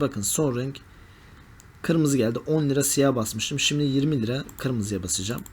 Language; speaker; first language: Turkish; native; Turkish